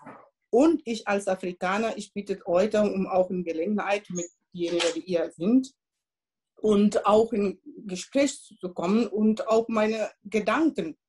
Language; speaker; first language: German; non-native, learner; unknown